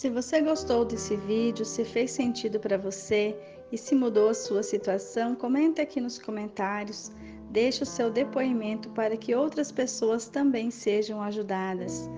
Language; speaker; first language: Portuguese; native; Portuguese